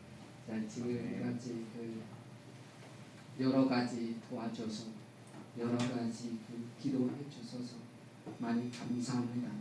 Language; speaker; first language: Korean; non-native, learner; Lao